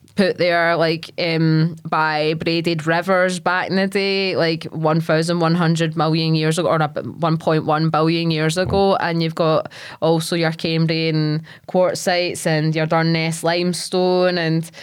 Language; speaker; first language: English; native; English